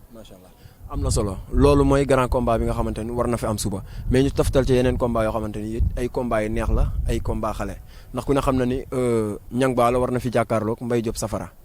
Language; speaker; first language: Wolof; native; Wolof